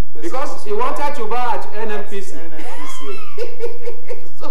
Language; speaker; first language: English; non-native, local second language; Yoruba